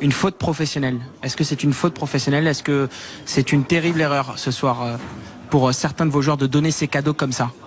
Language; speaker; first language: French; native; French